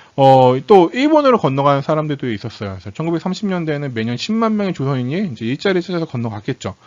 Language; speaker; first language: Korean; native; Korean